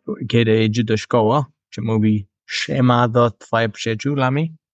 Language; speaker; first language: Polish; non-native, learner; English